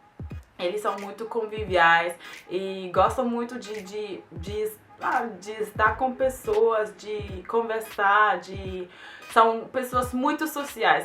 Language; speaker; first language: Portuguese; non-native, fluent; German